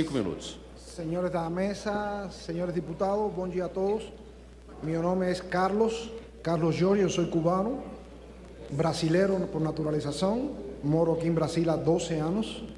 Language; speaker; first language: Portuguese; non-native, fluent; Spanish